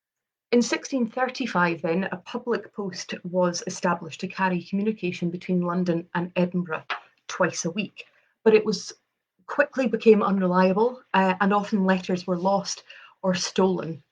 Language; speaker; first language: English; native; English